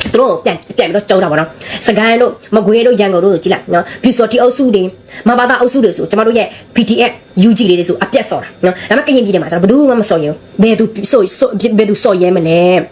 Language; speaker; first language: Burmese; non-native, local second language; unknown